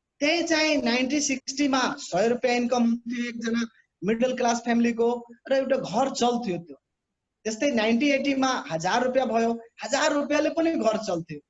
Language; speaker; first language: Nepali; non-native, local second language; Bhojpuri